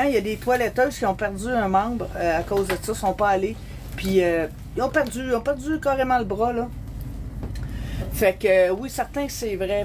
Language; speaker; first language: French; native; French